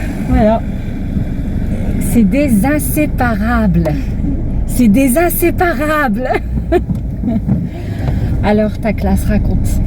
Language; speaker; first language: French; native; French